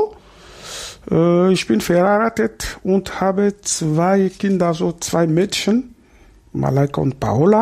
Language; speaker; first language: German; non-native, fluent; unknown